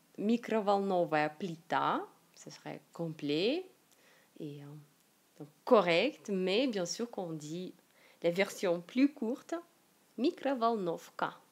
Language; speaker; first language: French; non-native, fluent; Russian